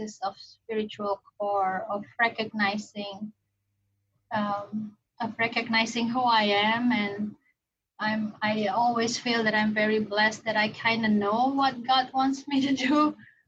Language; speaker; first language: English; non-native, fluent; Indonesian